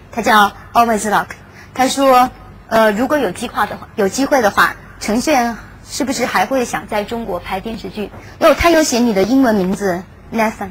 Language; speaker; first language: Chinese; native; Chinese